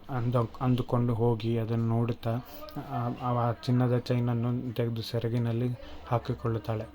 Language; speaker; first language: Kannada; native; Kannada